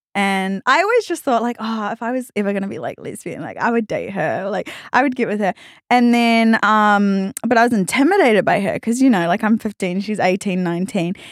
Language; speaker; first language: English; native; English